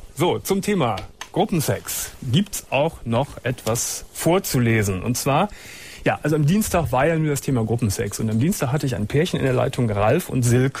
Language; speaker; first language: German; native; German